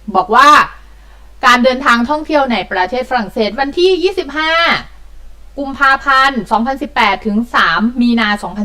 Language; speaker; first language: Thai; native; Thai